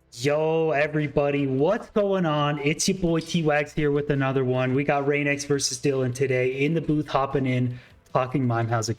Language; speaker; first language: English; native; English